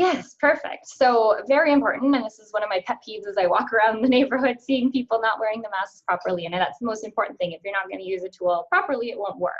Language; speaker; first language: English; native; English